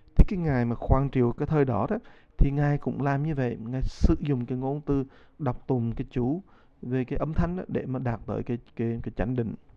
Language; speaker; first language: Vietnamese; native; Vietnamese